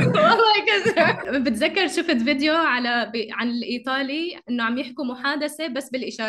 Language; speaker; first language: Arabic; native; Arabic